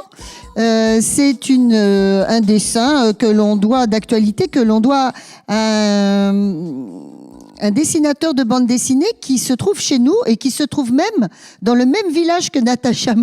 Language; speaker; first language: French; native; French